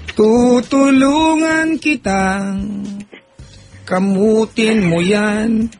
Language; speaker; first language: Filipino; native; Filipino